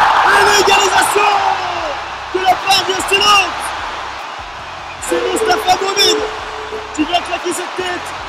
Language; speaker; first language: French; native; French